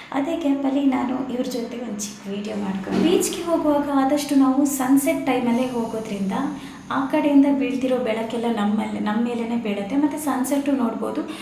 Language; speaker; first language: Kannada; non-native, local second language; Tulu